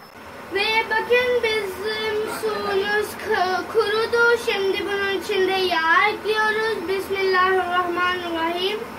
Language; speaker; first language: Turkish; non-native, learner; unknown